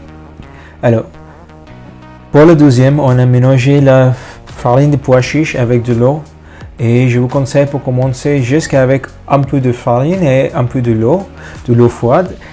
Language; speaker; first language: French; non-native, fluent; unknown